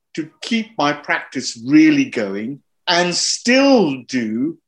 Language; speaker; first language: English; non-native, local second language; Hindi